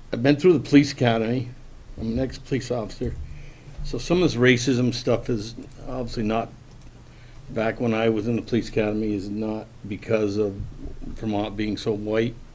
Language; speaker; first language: English; native; English